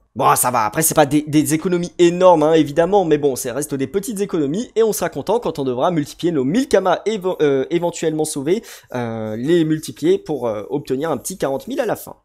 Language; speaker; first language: French; native; French